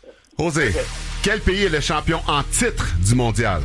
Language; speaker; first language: French; native; French